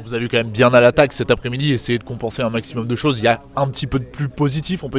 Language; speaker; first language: French; native; French